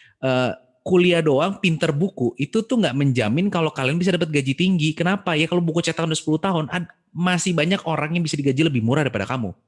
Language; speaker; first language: Indonesian; native; Indonesian